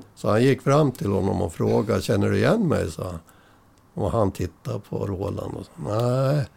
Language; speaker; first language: Swedish; native; Swedish